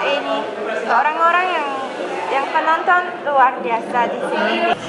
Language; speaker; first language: Indonesian; non-native, fluent; Polish